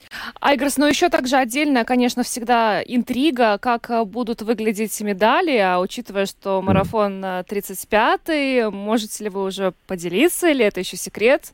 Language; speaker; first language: Russian; native; Russian